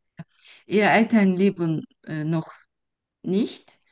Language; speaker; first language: German; non-native, fluent; Turkish